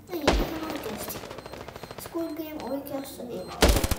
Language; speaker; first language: Finnish; early bilingual, other home language; Russian